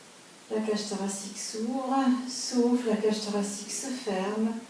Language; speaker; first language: French; native; French